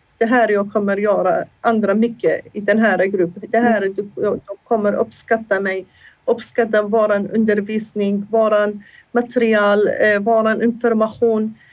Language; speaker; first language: Swedish; non-native, fluent; Assyrian Neo-Aramaic